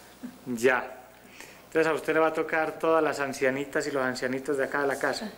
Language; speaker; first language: Spanish; native; Spanish